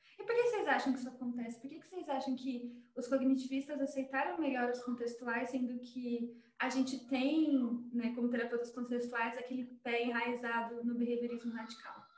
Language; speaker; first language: Portuguese; native; Portuguese